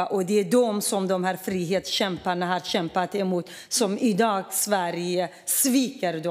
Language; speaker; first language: Swedish; non-native, fluent; Kurdish